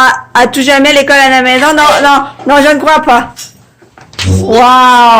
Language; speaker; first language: French; native; French